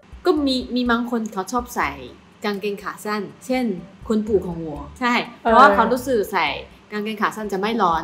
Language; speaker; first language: Thai; non-native, fluent; Chinese